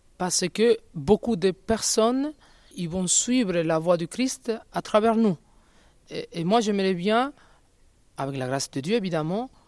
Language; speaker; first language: French; non-native, fluent; Spanish